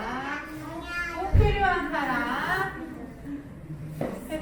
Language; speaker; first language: Korean; native; Korean